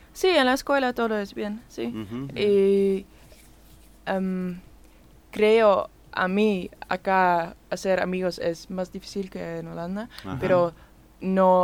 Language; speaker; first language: Spanish; non-native, learner; Dutch